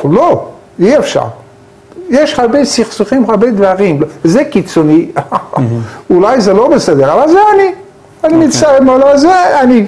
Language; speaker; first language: Hebrew; non-native, learner; Persian